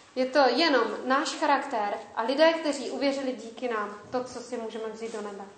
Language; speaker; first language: Czech; native; Czech